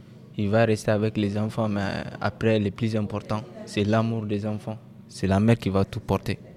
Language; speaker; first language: French; non-native, local second language; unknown